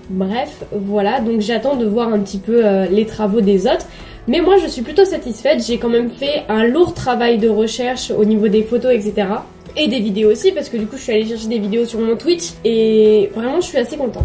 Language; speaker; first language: French; native; French